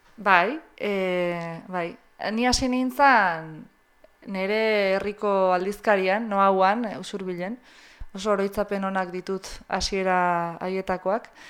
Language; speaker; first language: Basque; native; Basque